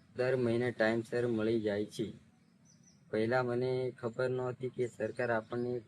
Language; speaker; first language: Gujarati; native; Gujarati